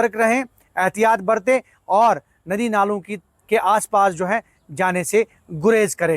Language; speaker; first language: Hindi; non-native, local second language; Kashmiri